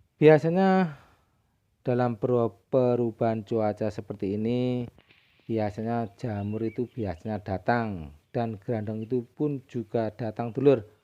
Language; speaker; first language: Indonesian; non-native, local second language; Javanese